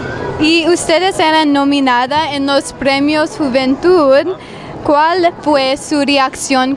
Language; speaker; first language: Spanish; non-native, learner; English